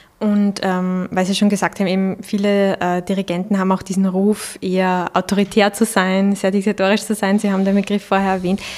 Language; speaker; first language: German; native; German